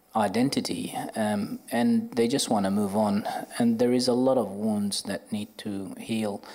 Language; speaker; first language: English; non-native, fluent; Arabic